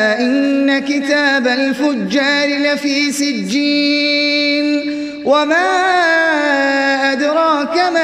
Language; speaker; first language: Arabic; native; Arabic